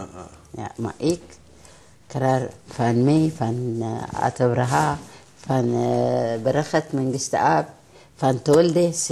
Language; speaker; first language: Dutch; non-native, learner; Tigrinya